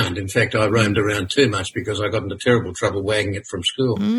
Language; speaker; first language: English; native; English